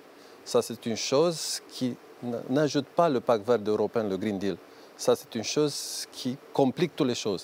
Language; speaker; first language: French; non-native, learner; Romanian